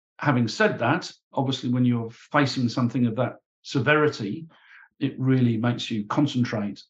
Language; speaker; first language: English; native; English